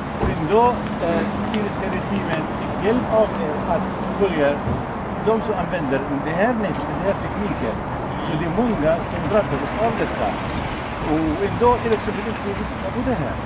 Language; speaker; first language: Swedish; non-native, fluent; Arabic